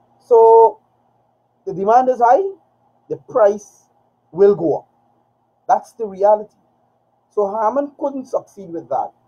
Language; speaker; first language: English; native; English